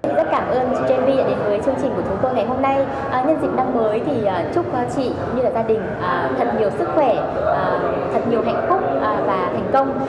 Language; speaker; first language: Vietnamese; native; Vietnamese